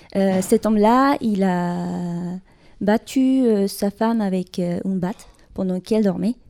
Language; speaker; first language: French; non-native, fluent; Spanish